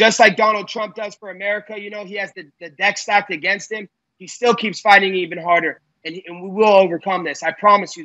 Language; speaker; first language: English; native; English